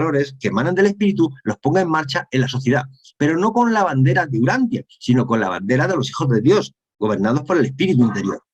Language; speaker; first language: Spanish; native; Spanish